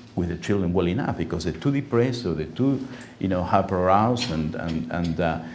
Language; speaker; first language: English; non-native, fluent; Spanish